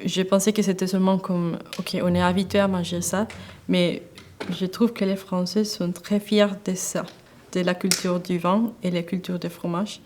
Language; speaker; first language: French; non-native, fluent; Spanish